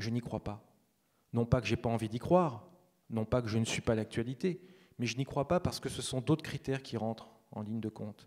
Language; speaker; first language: French; native; French